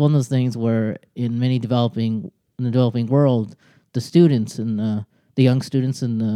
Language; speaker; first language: English; native; English